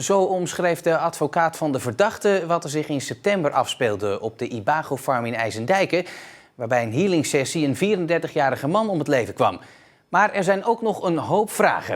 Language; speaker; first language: Dutch; native; Dutch